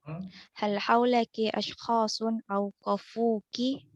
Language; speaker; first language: Arabic; non-native, learner; Indonesian